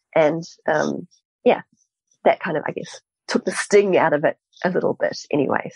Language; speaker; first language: English; native; English